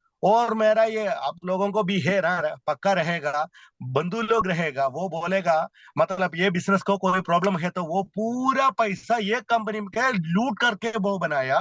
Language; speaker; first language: Hindi; non-native, local second language; Malayalam